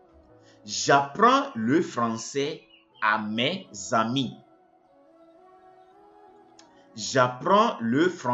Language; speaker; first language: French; non-native, fluent; English